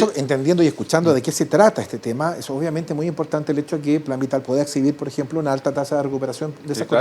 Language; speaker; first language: Spanish; native; Spanish